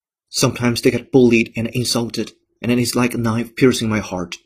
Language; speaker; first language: English; non-native, fluent; Chinese